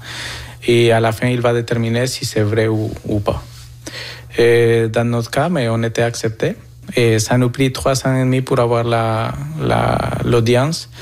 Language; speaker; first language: French; non-native, fluent; Spanish